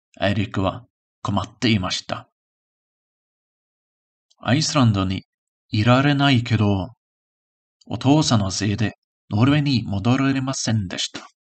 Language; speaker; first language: Japanese; non-native, learner; English